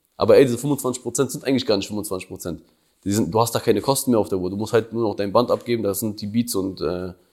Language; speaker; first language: German; early bilingual, other home language; Albanian